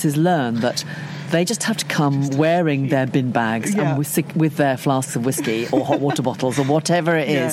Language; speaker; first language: English; native; English